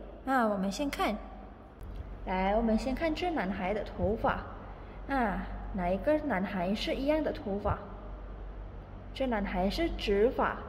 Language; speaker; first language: Chinese; non-native, fluent; Indonesian